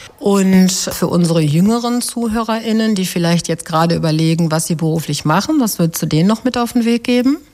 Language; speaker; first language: German; native; German